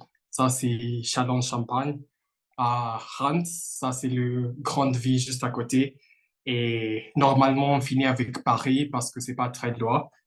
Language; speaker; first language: French; non-native, fluent; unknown